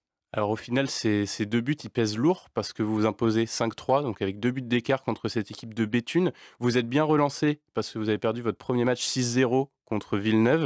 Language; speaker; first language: French; native; French